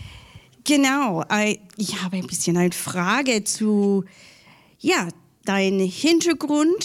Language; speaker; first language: German; non-native, learner; English